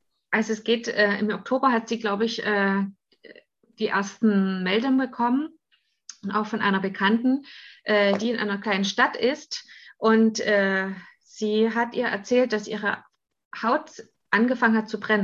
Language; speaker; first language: German; native; German